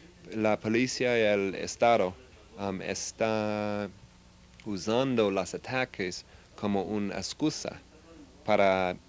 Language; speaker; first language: Spanish; non-native, fluent; English